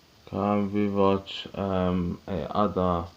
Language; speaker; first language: English; non-native, learner; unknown